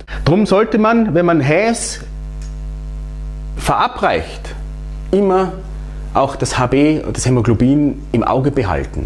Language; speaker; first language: German; native; German